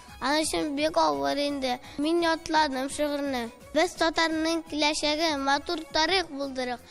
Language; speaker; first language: Tatar; native; Tatar